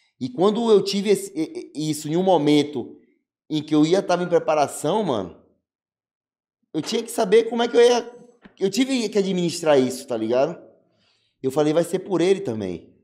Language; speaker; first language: Portuguese; native; Portuguese